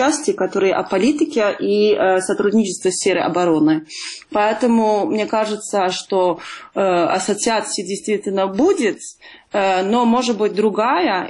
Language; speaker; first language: Russian; non-native, fluent; Dutch